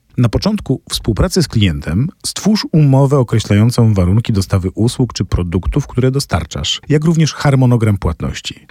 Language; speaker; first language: Polish; native; Polish